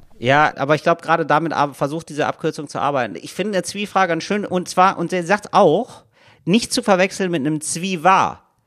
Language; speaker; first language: German; native; German